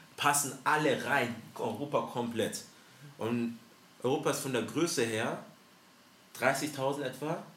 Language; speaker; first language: German; early bilingual, other home language; French